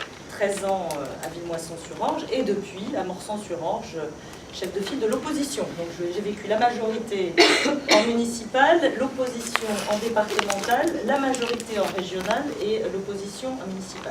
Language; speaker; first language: French; native; French